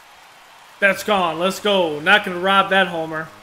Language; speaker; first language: English; native; English